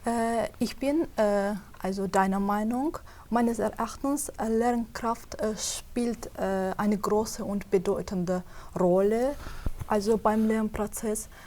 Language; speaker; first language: German; non-native, fluent; Azerbaijani